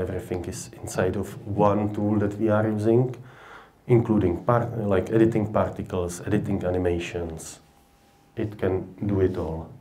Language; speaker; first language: English; non-native, fluent; Czech